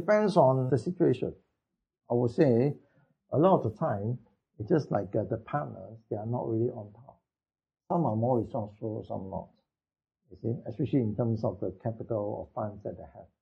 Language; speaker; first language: English; non-native, local second language; Cantonese